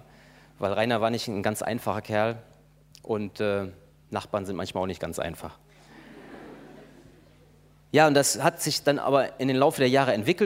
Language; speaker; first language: German; native; German